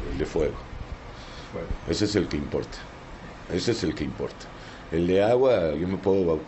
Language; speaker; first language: Spanish; native; Spanish